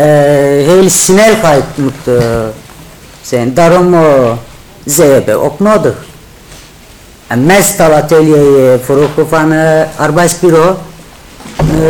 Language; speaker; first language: Dutch; non-native, learner; Turkish